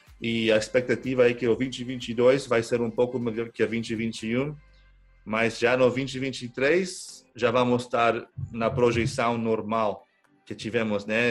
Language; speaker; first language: Portuguese; non-native, fluent; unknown